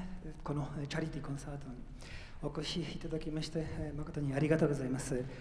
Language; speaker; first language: Japanese; non-native, fluent; Polish